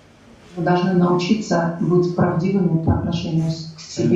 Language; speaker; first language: Russian; native; Russian